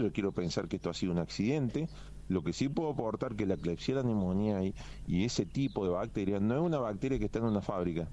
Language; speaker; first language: Spanish; native; Spanish